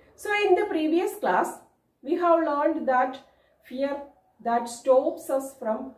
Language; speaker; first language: English; non-native, local second language; Malayalam